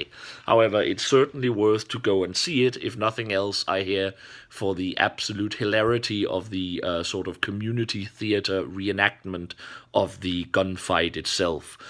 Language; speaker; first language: English; non-native, fluent; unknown